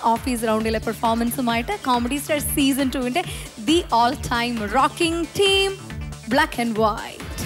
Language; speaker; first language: Malayalam; native; Malayalam